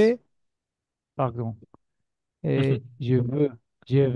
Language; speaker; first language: French; non-native, learner; Spanish